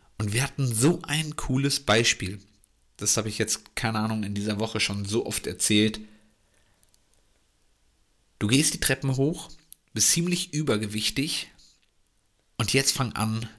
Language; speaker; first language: German; native; German